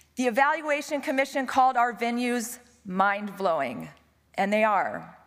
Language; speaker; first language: English; native; English